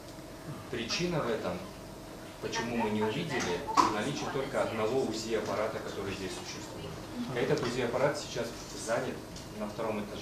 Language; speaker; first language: Russian; native; Russian